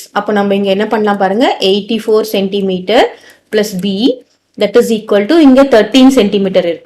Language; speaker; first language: Tamil; native; Tamil